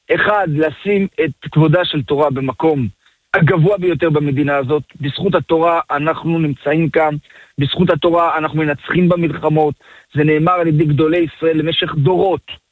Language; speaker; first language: Hebrew; early bilingual, other home language; French